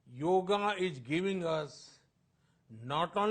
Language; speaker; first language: English; non-native, local second language; Hindi